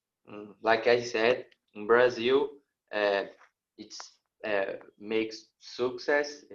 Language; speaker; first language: English; non-native, learner; Portuguese